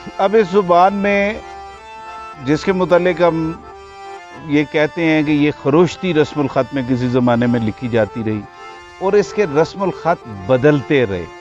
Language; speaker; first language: Urdu; non-native, local second language; Northern Hindko